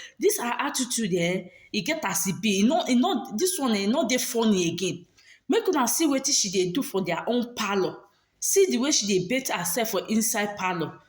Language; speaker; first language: Nigerian Pidgin; native; Nigerian Pidgin